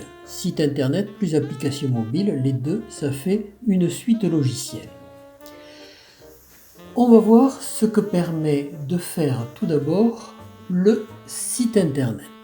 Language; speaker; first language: French; native; French